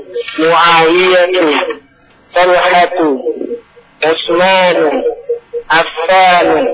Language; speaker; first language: Arabic; non-native, learner; Indonesian